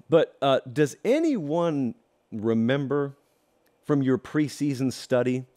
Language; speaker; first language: English; native; English